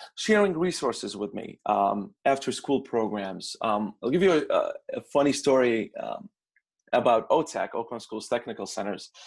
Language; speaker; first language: English; non-native, fluent; Arabic